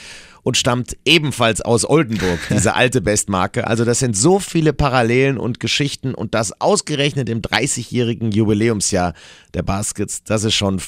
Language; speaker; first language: German; native; German